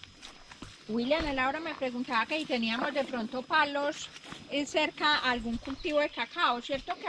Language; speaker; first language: Spanish; native; Spanish